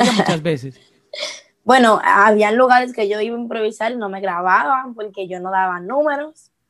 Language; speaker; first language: Spanish; native; Spanish